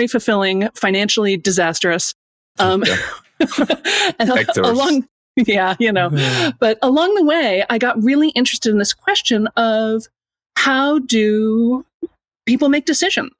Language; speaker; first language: English; native; English